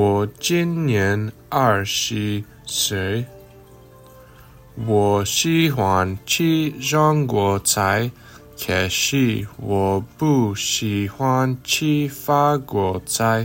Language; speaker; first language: Chinese; non-native, learner; English